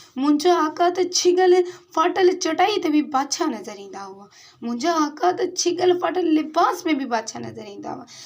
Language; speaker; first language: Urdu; non-native, local second language; Sindhi